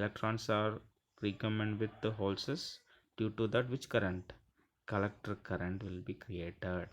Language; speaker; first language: English; non-native, local second language; Tamil